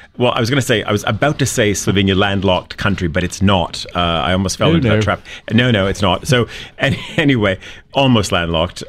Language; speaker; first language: English; native; English